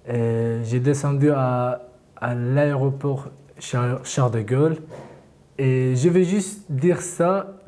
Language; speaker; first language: French; non-native, learner; Kurdish